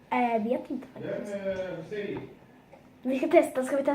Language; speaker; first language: Swedish; early bilingual, other home language; Turkish